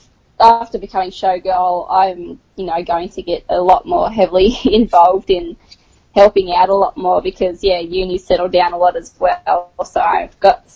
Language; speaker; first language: English; native; English